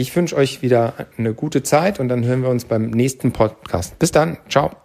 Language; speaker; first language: German; native; German